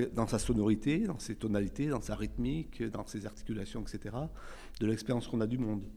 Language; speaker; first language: French; native; French